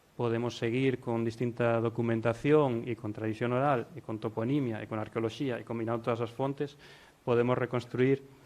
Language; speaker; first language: Spanish; non-native, local second language; Galician